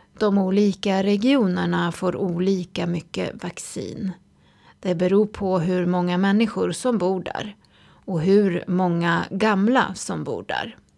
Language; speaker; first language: Swedish; native; Swedish